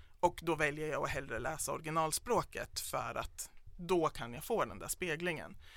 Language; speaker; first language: Swedish; native; Swedish